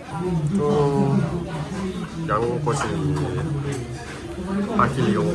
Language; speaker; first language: Korean; non-native, learner; Thai